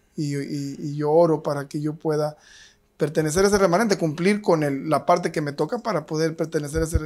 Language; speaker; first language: Spanish; native; Spanish